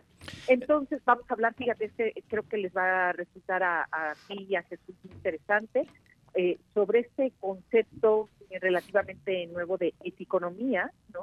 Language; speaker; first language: Spanish; native; Spanish